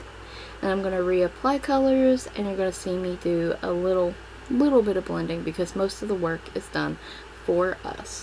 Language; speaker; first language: English; native; English